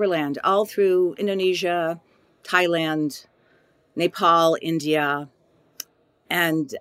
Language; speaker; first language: English; native; English